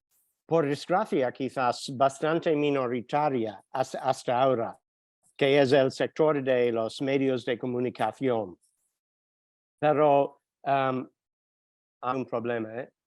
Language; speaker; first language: Spanish; non-native, fluent; English